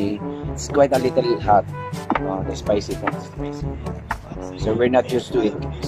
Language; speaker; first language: English; non-native, local second language; Filipino